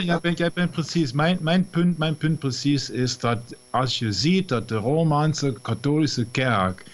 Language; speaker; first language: Dutch; non-native, fluent; German